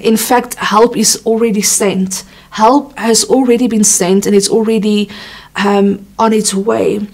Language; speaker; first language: English; non-native, local second language; Afrikaans